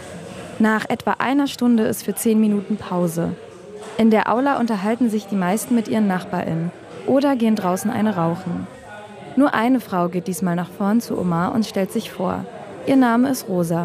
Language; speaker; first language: German; native; German